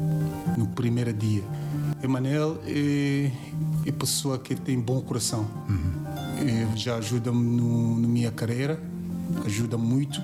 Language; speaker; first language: Portuguese; non-native, learner; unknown